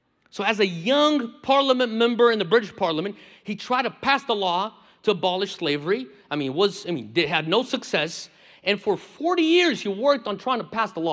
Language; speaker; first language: English; non-native, fluent; Portuguese